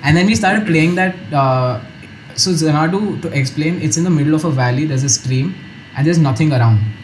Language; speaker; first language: English; non-native, local second language; Hindi